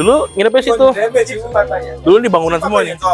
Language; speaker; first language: Indonesian; native; Indonesian